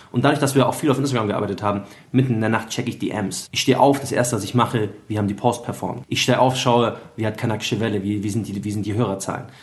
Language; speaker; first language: German; early bilingual, other home language; Arabic